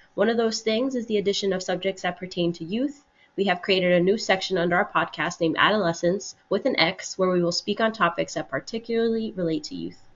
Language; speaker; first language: English; early bilingual, other home language; Spanish